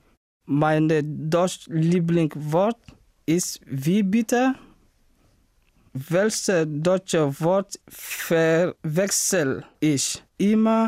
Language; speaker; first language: German; non-native, learner; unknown